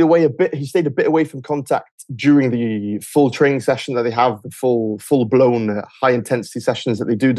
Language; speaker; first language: English; native; English